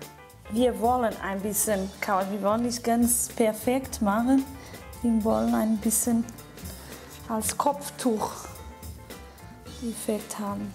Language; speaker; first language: German; non-native, fluent; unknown